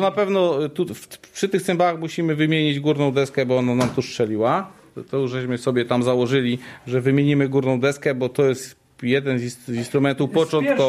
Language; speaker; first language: Polish; native; Polish